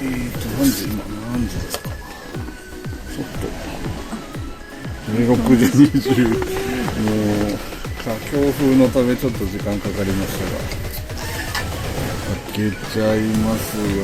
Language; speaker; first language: Japanese; native; Japanese